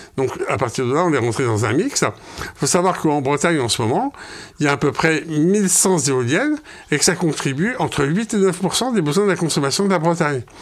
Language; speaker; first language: French; native; French